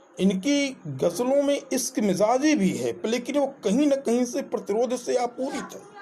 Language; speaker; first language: Hindi; native; Hindi